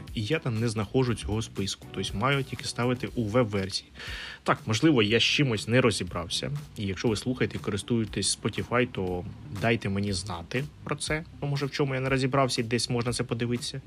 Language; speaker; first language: Ukrainian; non-native, local second language; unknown